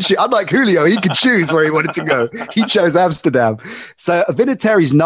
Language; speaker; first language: English; native; English